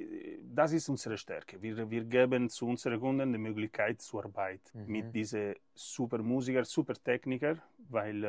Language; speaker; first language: German; non-native, learner; Italian